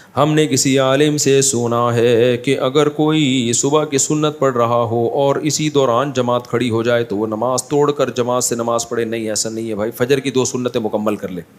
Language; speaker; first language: Urdu; native; Urdu